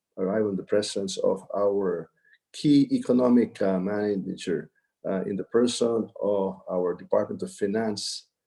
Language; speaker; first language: English; non-native, local second language; Filipino